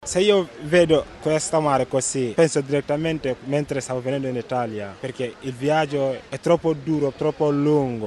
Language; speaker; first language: Italian; non-native, learner; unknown